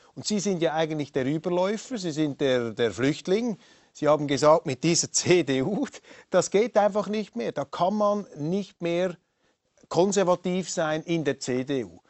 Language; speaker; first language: German; native; German